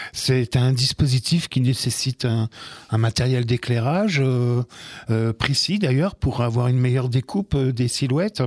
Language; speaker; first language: French; native; French